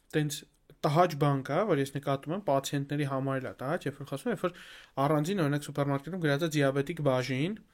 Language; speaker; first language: Armenian; native; Armenian